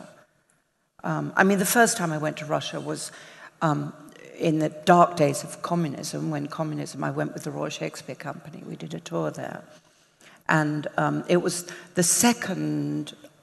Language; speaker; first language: English; native; English